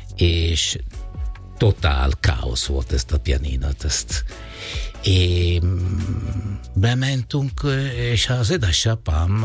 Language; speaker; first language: Hungarian; non-native, fluent; Italian